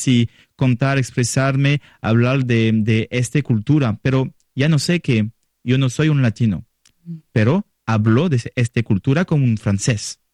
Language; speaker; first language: Spanish; non-native, learner; French